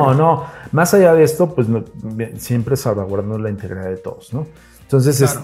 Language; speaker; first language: Spanish; native; Spanish